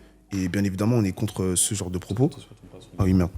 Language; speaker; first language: French; native; French